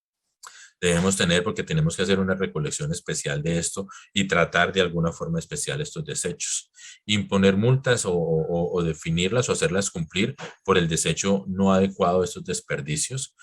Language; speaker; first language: Spanish; native; Spanish